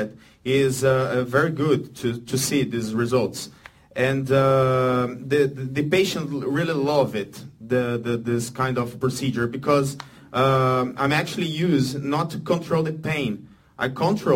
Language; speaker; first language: English; non-native, learner; Portuguese